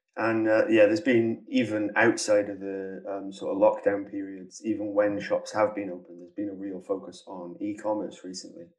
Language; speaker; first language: English; native; English